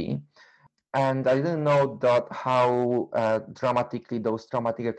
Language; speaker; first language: English; non-native, fluent; Polish